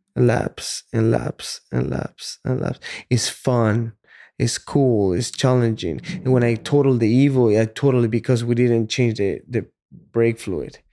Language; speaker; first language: English; non-native, fluent; Spanish